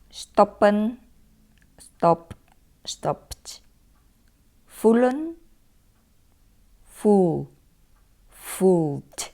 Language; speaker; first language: Dutch; non-native, fluent; Thai